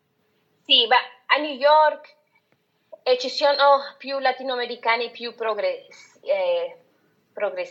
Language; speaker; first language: Italian; non-native, fluent; Spanish